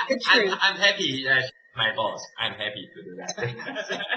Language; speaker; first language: English; non-native, fluent; Chinese